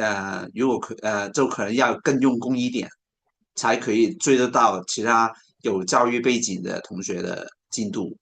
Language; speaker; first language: Chinese; non-native, local second language; Cantonese